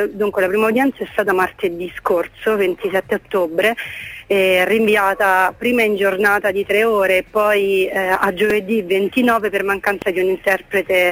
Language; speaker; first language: Italian; native; Italian